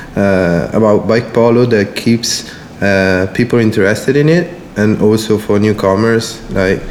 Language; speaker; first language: English; non-native, fluent; Italian